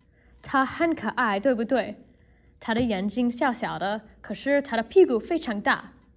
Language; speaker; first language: Chinese; non-native, learner; English